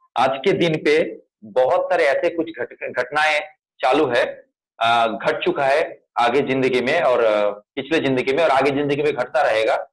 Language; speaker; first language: Hindi; non-native, local second language; Bangla